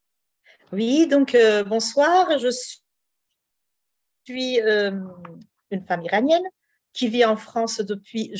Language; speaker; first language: French; non-native, fluent; Persian